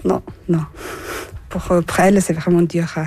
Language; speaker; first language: French; non-native, learner; Turkish